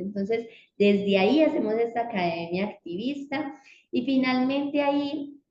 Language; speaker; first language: Spanish; native; Spanish